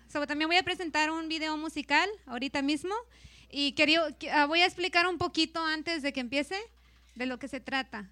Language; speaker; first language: Spanish; early bilingual, heritage; Spanish